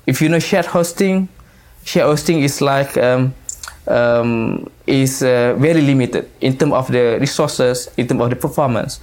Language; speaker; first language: English; non-native, local second language; Malay